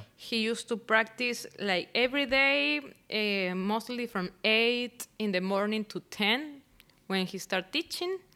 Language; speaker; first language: English; non-native, fluent; Spanish